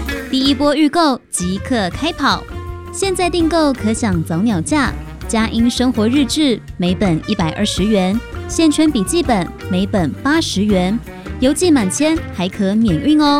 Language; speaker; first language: Chinese; native; Chinese